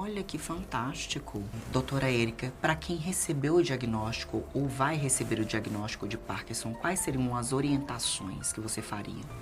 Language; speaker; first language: Portuguese; native; Portuguese